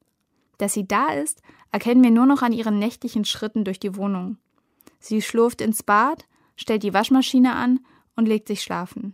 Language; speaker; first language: German; native; German